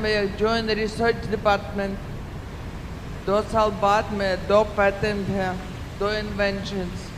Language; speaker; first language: Hindi; non-native, learner; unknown